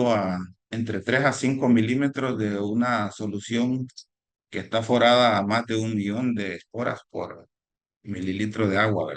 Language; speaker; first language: Spanish; native; Spanish